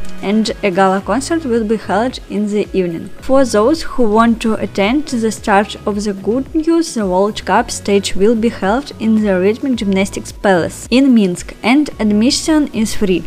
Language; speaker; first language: English; non-native, learner; Russian